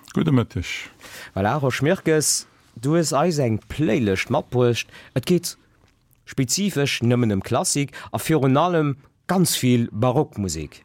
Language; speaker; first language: Luxembourgish; native; Luxembourgish